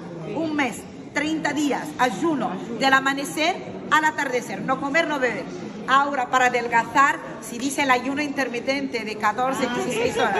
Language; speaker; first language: Spanish; non-native, fluent; Arabic